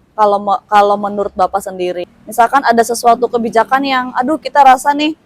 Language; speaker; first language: Indonesian; native; Indonesian